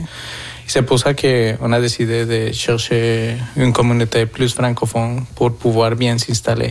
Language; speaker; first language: French; non-native, fluent; Spanish